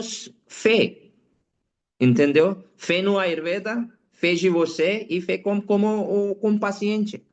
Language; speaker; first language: Portuguese; non-native, learner; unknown